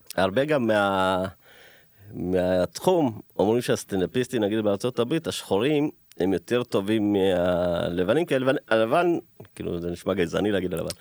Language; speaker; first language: Hebrew; early bilingual, other home language; Amharic